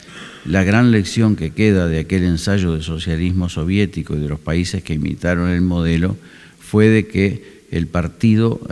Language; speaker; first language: Spanish; native; Spanish